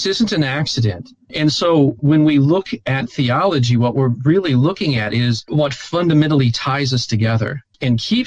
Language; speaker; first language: English; native; English